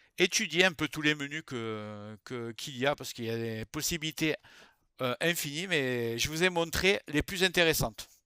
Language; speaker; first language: French; native; French